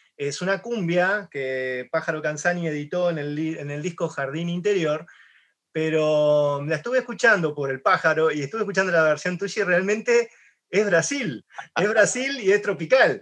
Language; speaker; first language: Spanish; native; Spanish